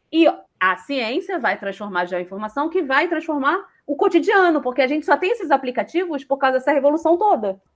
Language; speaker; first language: Portuguese; native; Portuguese